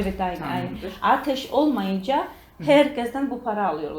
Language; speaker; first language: Turkish; non-native, learner; Georgian